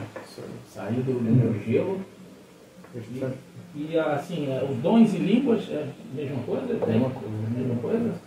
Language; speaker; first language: Portuguese; native; Portuguese